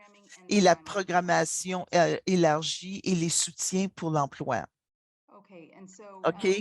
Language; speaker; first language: French; non-native, local second language; English